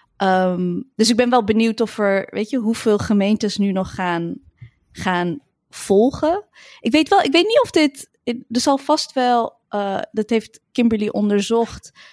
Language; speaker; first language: Dutch; early bilingual, other home language; Arabic